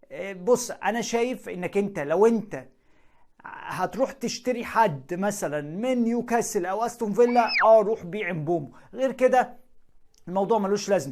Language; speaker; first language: Arabic; native; Arabic